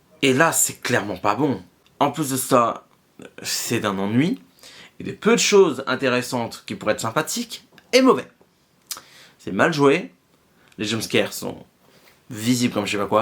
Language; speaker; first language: French; native; French